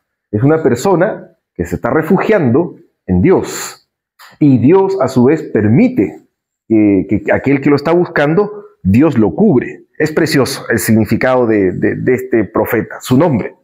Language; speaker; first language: Spanish; native; Spanish